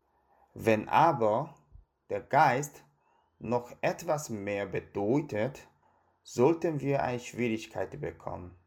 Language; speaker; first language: German; non-native, fluent; Korean